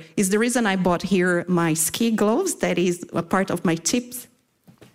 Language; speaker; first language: English; non-native, fluent; Portuguese